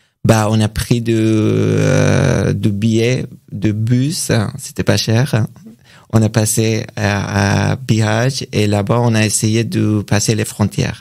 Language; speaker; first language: French; non-native, learner; Persian